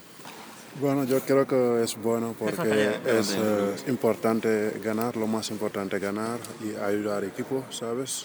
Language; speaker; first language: Spanish; non-native, learner; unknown